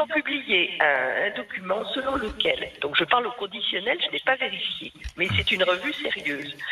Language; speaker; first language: French; native; French